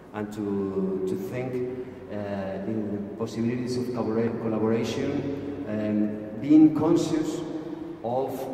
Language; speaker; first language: English; non-native, fluent; Spanish